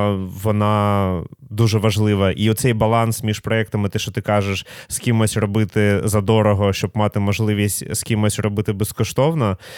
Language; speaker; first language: Ukrainian; non-native, local second language; Russian